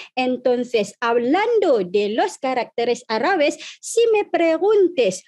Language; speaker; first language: Spanish; non-native, fluent; Malay